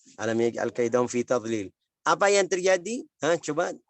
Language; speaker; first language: Indonesian; non-native, learner; Arabic